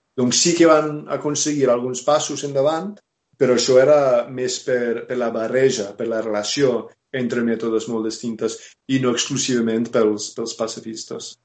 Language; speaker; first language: Catalan; non-native, fluent; English